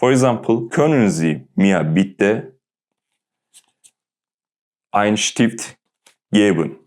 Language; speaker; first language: German; non-native, learner; Turkish